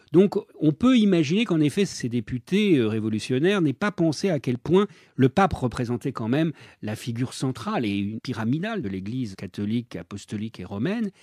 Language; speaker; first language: French; native; French